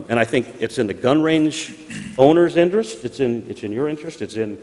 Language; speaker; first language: English; native; English